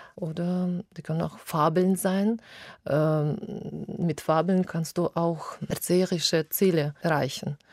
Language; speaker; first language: German; non-native, fluent; Russian